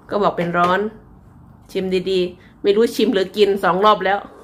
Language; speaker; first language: Thai; non-native, local second language; Lao